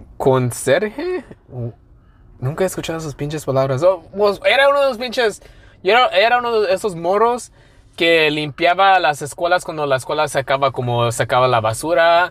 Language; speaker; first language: Spanish; early bilingual, other home language; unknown